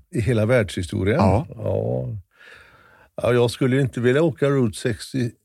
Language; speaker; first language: Swedish; native; Swedish